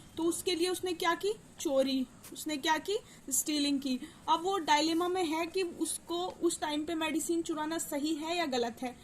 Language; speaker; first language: Hindi; native; Hindi